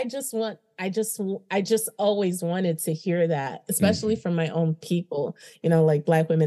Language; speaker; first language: English; early bilingual, other home language; Haitian Creole